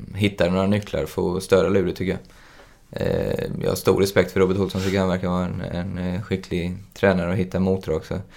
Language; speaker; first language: Swedish; native; Swedish